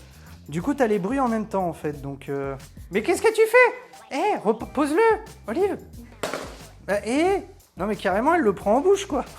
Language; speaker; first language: French; native; French